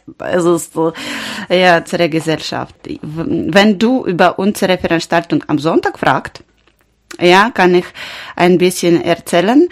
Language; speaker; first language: German; non-native, learner; Ukrainian